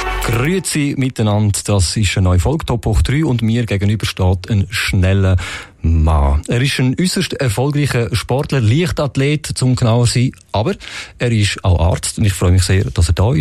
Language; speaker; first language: German; native; German